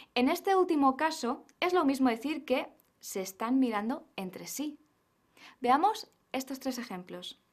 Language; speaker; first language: Spanish; native; Spanish